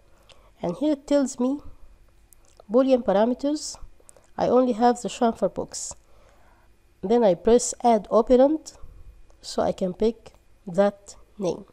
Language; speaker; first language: English; non-native, fluent; Arabic